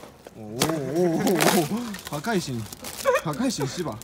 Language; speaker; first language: Japanese; native; Japanese